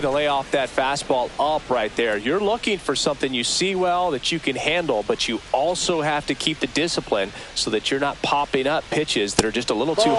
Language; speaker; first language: English; native; English